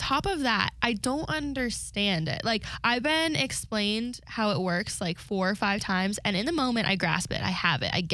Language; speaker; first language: English; native; English